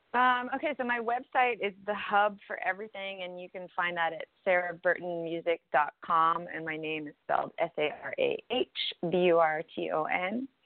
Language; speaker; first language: English; native; English